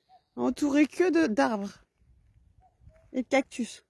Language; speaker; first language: French; native; French